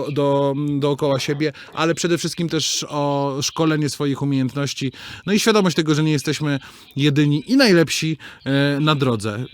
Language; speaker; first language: Polish; native; Polish